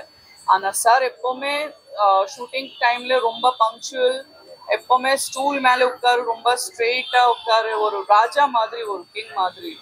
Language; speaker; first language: Tamil; non-native, fluent; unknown